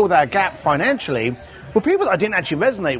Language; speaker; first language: English; native; English